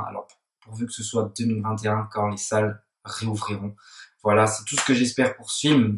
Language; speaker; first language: French; native; French